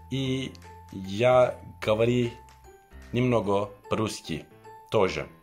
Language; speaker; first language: Russian; non-native, learner; Turkish